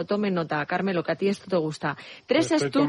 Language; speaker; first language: Spanish; native; Spanish